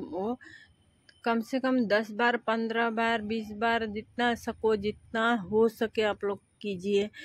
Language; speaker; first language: Hindi; non-native, local second language; Nepali